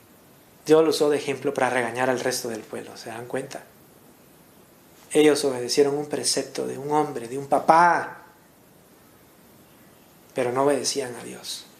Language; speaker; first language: Spanish; native; Spanish